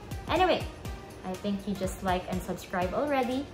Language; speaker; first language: English; non-native, local second language; Filipino